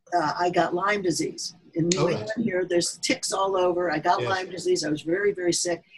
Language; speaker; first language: English; native; English